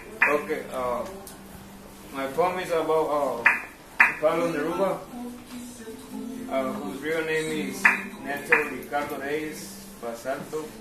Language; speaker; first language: English; non-native, learner; Spanish